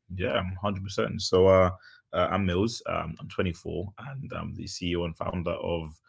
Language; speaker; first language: English; early bilingual, other home language; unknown